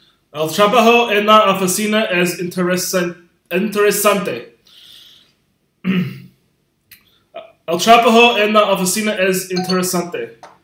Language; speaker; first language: Spanish; non-native, learner; English